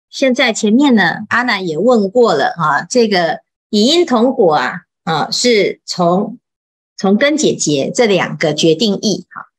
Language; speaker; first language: Chinese; native; Chinese